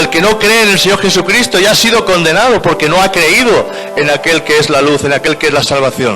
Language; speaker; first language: Spanish; native; Spanish